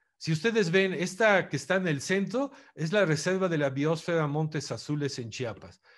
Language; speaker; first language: Spanish; non-native, fluent; Italian